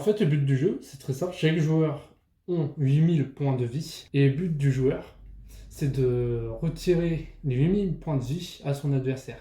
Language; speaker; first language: French; native; French